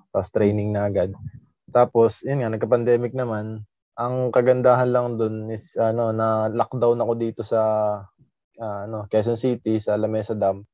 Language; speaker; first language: Filipino; native; Filipino